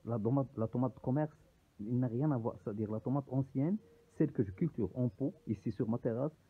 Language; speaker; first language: French; non-native, local second language; Arabic